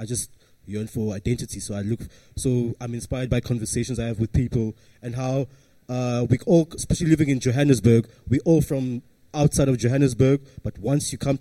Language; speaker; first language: English; early bilingual, other home language; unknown